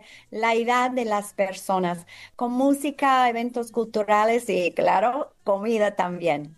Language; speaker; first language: Spanish; non-native, fluent; English